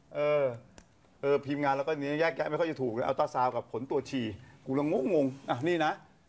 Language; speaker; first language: Thai; native; Thai